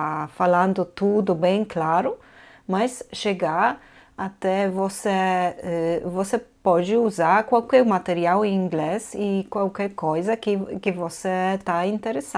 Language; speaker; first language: Portuguese; non-native, fluent; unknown